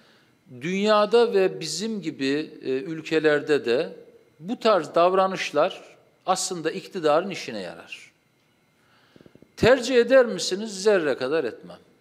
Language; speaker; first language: Turkish; native; Turkish